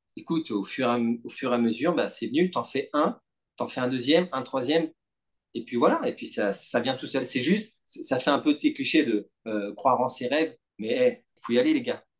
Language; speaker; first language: French; native; French